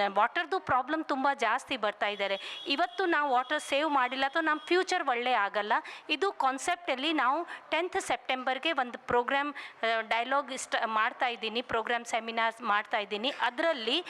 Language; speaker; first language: Kannada; non-native, local second language; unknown